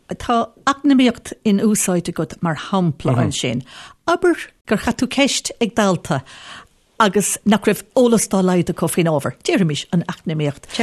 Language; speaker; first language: Irish; native; Irish